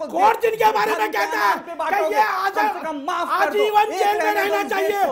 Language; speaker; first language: Hindi; native; Hindi